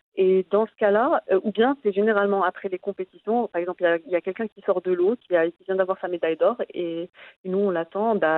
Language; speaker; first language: French; non-native, local second language; Arabic